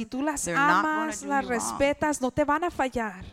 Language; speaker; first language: Spanish; early bilingual, heritage; English